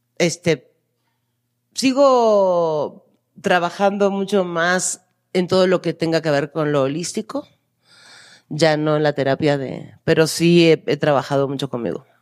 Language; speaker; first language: Spanish; native; Spanish